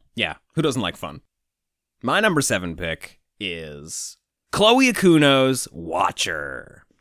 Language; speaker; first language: English; native; English